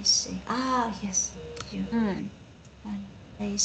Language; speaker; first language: English; non-native, learner; Vietnamese